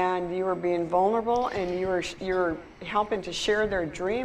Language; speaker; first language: English; native; English